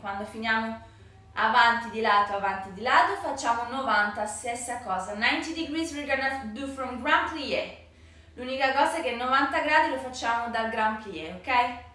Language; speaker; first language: Italian; native; Italian